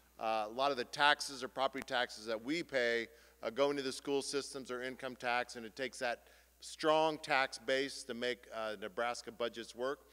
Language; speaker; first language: English; native; English